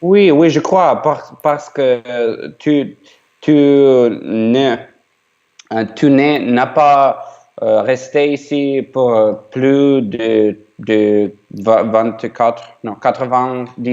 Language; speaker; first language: French; non-native, learner; Ukrainian